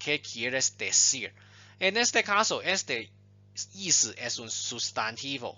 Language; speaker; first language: Spanish; non-native, fluent; Chinese